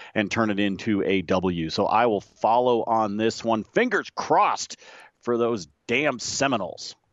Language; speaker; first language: English; native; English